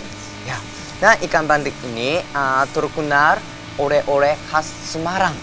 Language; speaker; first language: Indonesian; non-native, fluent; Japanese